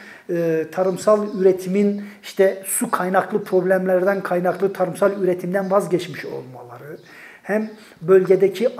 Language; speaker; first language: Turkish; native; Turkish